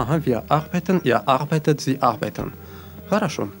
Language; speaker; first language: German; non-native, fluent; Russian